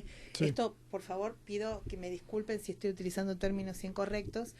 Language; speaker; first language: Spanish; native; Spanish